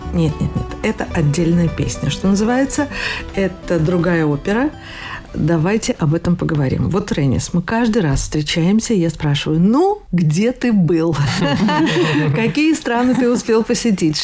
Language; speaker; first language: Russian; native; Russian